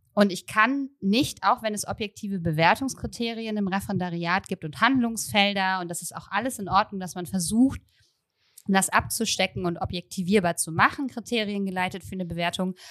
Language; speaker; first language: German; native; German